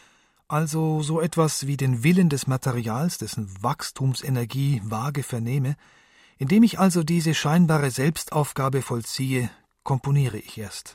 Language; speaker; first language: German; native; German